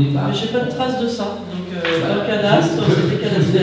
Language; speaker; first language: French; native; French